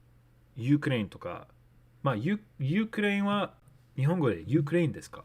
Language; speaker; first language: Japanese; non-native, learner; English